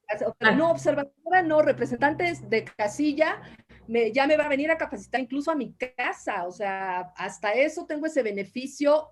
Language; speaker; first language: Spanish; native; Spanish